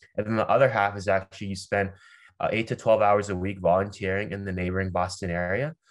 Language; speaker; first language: English; native; English